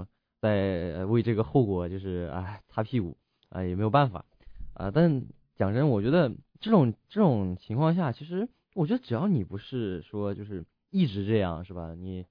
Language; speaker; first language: Chinese; native; Chinese